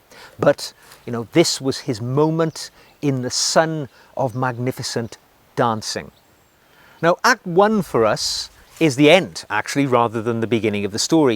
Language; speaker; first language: English; native; English